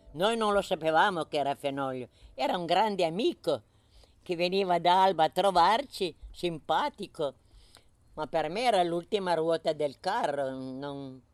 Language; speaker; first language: Italian; native; Italian